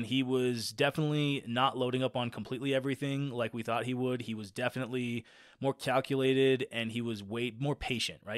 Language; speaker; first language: English; native; English